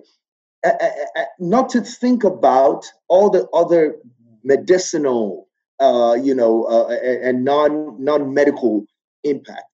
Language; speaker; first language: English; non-native, local second language; Yoruba